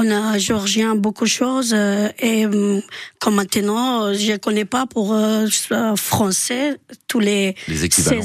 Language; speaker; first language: French; non-native, learner; Georgian